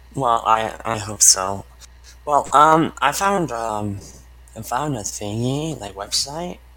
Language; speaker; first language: English; non-native, fluent; Estonian